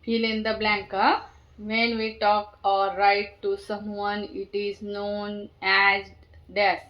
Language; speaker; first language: English; non-native, local second language; Marathi